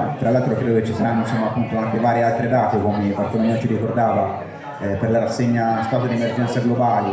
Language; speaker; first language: Italian; native; Italian